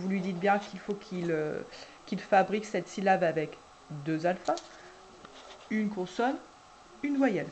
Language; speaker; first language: French; native; French